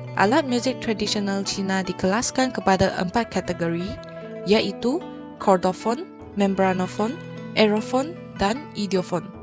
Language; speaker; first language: Malay; non-native, local second language; Chinese